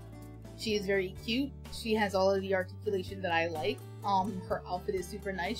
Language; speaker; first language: English; native; English